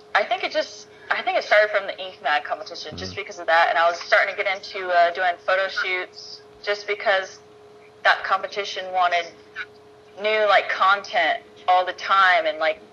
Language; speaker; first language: English; native; English